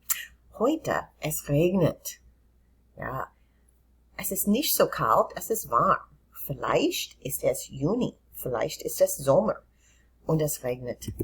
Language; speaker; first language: German; non-native, fluent; English